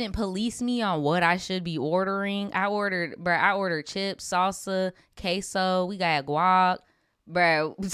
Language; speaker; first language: English; native; English